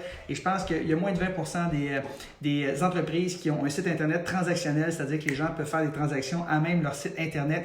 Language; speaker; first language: French; native; French